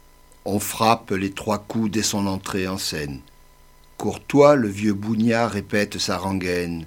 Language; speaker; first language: French; native; French